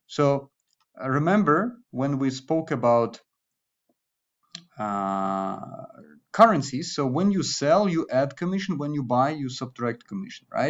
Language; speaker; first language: English; non-native, fluent; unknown